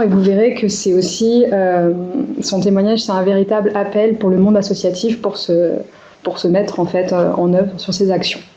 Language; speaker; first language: French; native; French